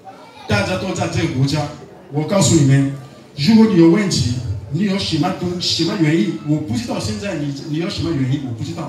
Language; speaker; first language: Chinese; non-native, learner; French